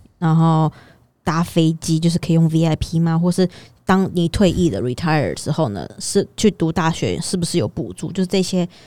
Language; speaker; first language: Chinese; native; Chinese